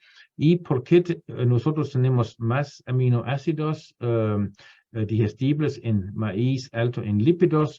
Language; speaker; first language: Spanish; non-native, fluent; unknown